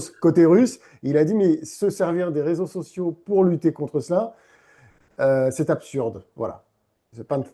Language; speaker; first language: French; native; French